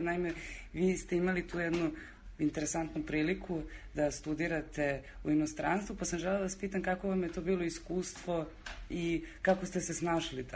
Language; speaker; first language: Serbian; native; Serbian